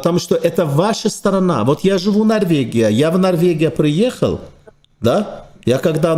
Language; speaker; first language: Russian; non-native, fluent; Turkish